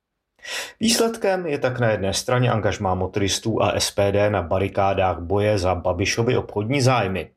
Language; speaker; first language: Czech; native; Czech